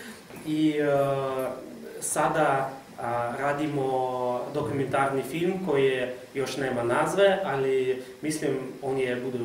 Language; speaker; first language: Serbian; non-native, fluent; Russian